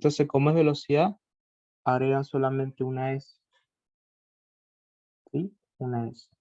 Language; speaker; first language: Spanish; native; Spanish